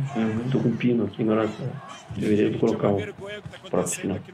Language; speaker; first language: Portuguese; native; Portuguese